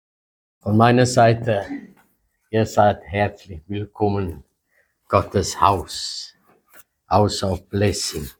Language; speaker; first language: German; non-native, fluent; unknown